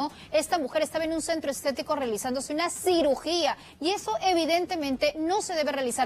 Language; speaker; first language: Spanish; native; Spanish